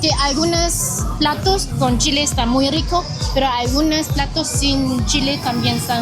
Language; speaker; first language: Spanish; non-native, learner; Chinese